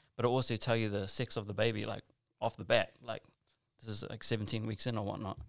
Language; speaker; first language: English; native; English